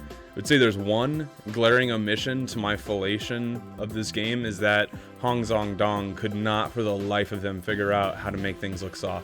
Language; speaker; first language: English; native; English